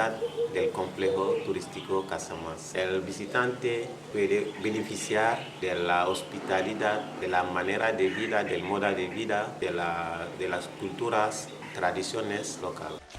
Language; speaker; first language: Spanish; non-native, fluent; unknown